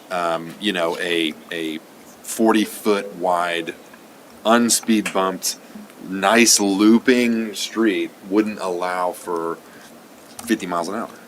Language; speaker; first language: English; native; English